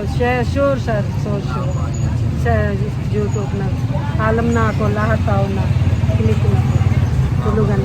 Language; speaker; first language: Filipino; non-native, learner; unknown